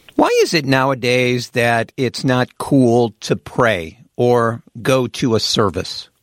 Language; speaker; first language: English; native; English